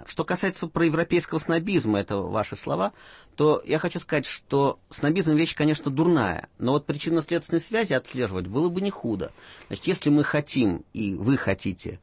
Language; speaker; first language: Russian; native; Russian